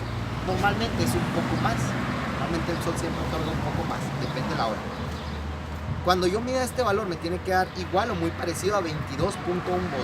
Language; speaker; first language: Spanish; native; Spanish